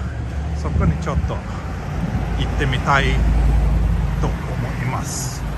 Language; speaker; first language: Japanese; non-native, fluent; Swedish